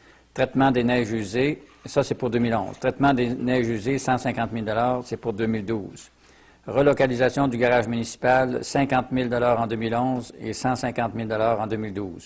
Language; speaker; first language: French; native; French